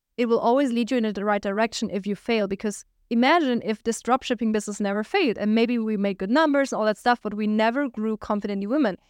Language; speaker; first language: English; non-native, fluent; German